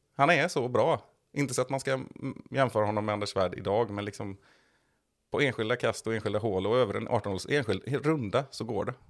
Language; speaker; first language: Swedish; native; Swedish